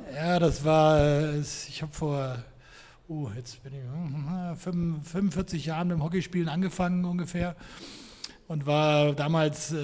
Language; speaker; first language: German; native; German